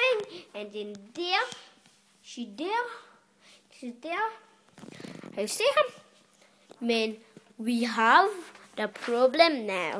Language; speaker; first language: English; non-native, learner; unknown